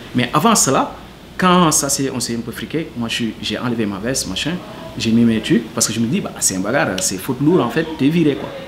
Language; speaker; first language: French; non-native, local second language; Wolof